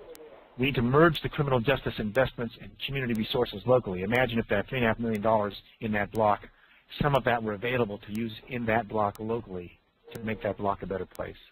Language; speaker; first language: English; native; English